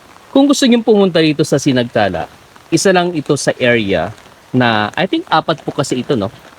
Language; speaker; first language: Filipino; native; Filipino